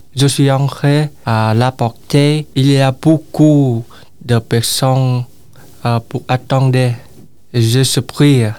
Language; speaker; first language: French; non-native, learner; Vietnamese